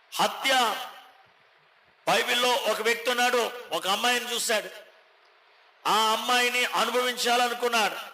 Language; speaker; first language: Telugu; native; Telugu